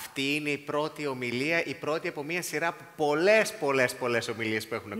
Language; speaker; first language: Greek; native; Greek